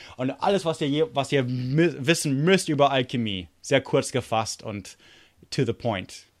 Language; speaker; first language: German; non-native, fluent; English